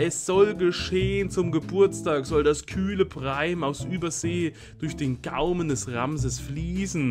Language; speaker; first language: German; native; German